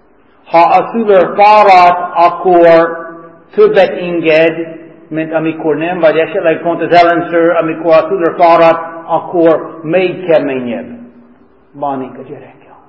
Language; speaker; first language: Hungarian; non-native, fluent; English